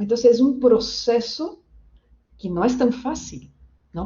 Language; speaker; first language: Spanish; non-native, fluent; Portuguese